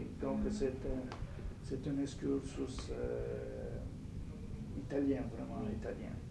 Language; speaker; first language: French; non-native, fluent; Italian